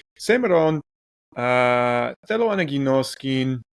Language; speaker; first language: Greek; non-native, learner; English